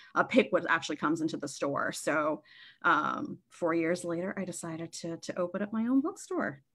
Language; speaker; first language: English; native; English